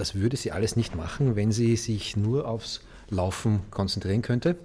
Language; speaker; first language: German; native; German